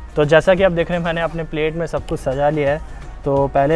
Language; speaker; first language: Hindi; non-native, local second language; Telugu